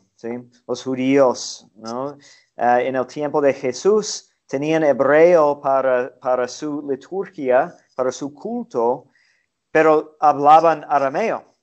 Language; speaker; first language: Spanish; non-native, fluent; English